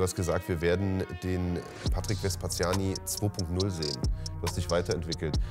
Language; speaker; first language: German; native; German